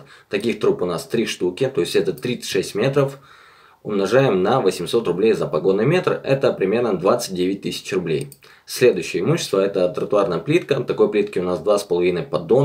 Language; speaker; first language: Russian; native; Russian